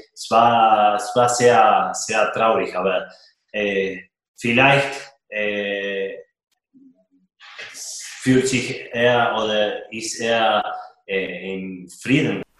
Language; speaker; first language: German; non-native, fluent; Spanish